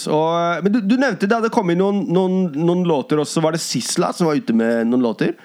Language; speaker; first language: Norwegian; native; Norwegian